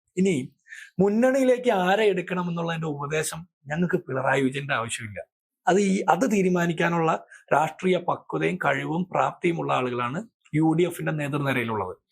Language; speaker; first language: Malayalam; native; Malayalam